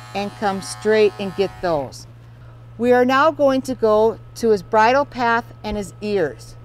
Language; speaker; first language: English; native; English